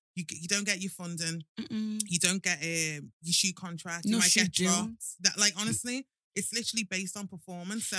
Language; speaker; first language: English; native; English